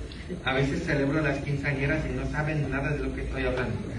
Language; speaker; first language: Spanish; non-native, fluent; English